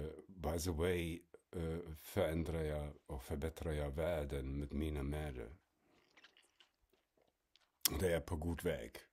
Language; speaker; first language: Swedish; non-native, fluent; German